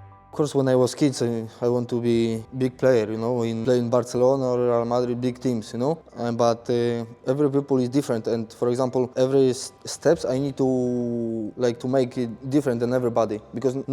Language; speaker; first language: English; non-native, fluent; Polish